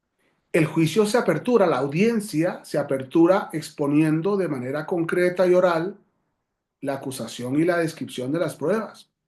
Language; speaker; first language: Spanish; native; Spanish